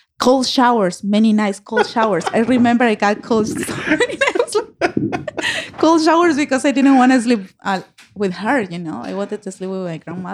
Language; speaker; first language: English; non-native, fluent; Spanish